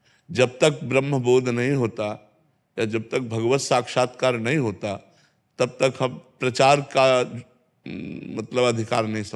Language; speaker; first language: Hindi; native; Hindi